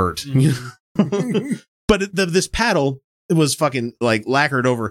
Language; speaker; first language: English; native; English